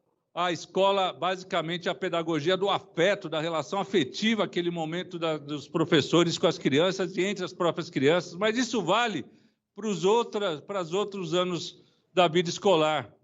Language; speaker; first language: Portuguese; native; Portuguese